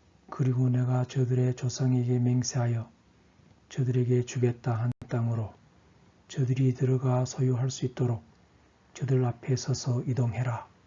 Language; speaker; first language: Korean; native; Korean